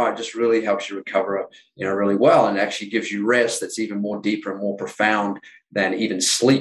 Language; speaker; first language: English; native; English